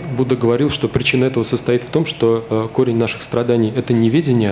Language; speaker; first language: Russian; native; Russian